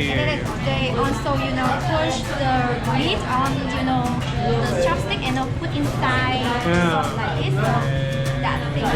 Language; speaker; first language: English; non-native, local second language; Vietnamese